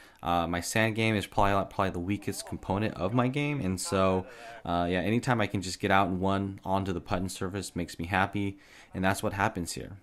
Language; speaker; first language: English; native; English